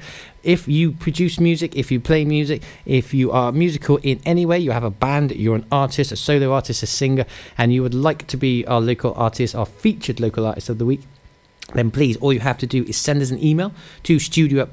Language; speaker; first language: English; native; English